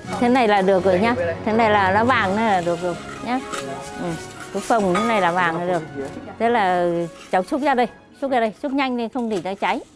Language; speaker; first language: Vietnamese; non-native, local second language; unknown